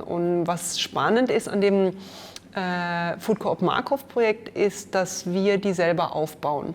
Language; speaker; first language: German; native; German